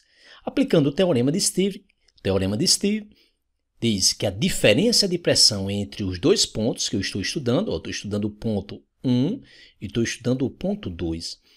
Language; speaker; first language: Portuguese; native; Portuguese